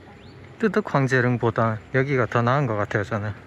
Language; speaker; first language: Korean; native; Korean